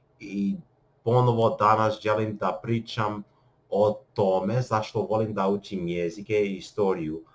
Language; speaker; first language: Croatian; non-native, learner; English